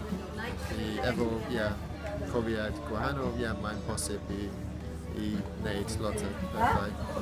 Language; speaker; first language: Welsh; non-native, learner; English